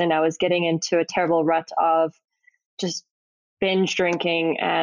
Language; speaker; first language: English; native; English